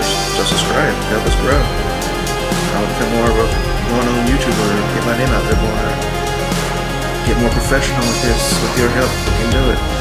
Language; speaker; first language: English; native; English